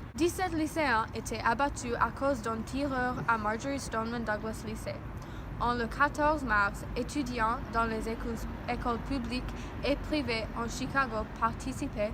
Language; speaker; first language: French; non-native, learner; English